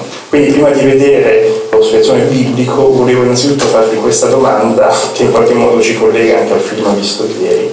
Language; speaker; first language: Italian; native; Italian